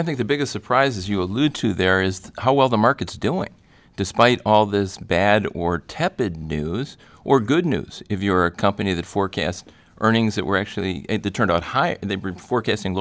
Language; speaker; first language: English; native; English